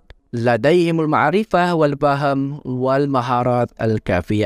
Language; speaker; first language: Arabic; non-native, fluent; Indonesian